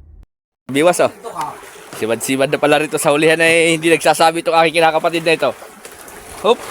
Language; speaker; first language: Filipino; native; Filipino